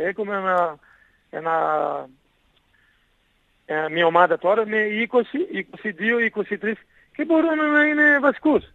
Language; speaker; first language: Greek; non-native, learner; Portuguese